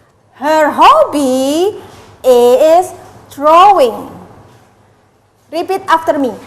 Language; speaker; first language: English; non-native, learner; Indonesian